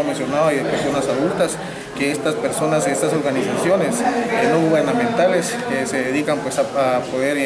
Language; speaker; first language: Spanish; native; Spanish